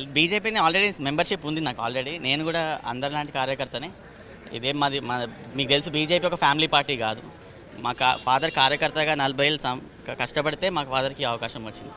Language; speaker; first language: Telugu; native; Telugu